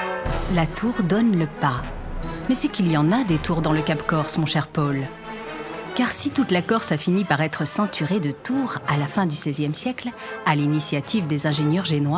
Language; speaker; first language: French; native; French